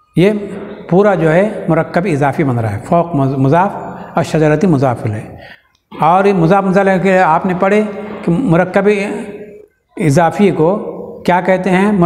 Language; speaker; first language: Urdu; native; Urdu